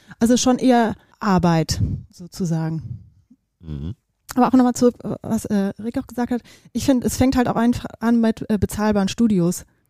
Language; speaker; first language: German; early bilingual, other home language; Dutch